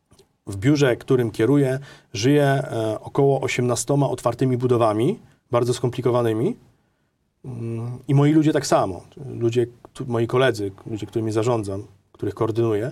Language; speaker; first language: Polish; native; Polish